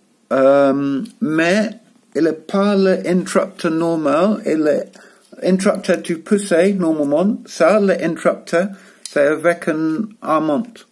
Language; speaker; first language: French; non-native, learner; English